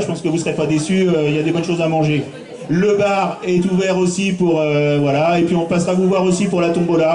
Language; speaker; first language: French; native; French